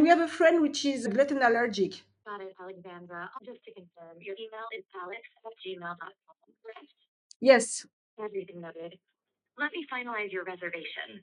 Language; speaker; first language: English; non-native, fluent; French